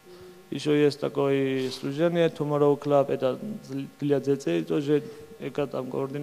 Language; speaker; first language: Russian; non-native, learner; Georgian